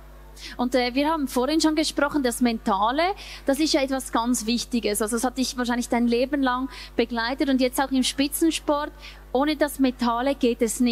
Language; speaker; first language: German; native; German